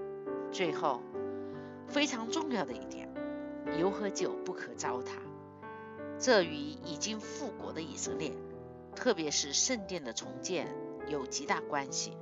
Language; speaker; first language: Chinese; native; Chinese